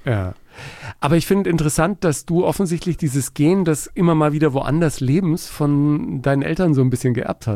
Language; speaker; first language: German; native; German